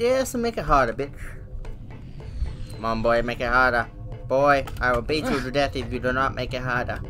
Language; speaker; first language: English; native; English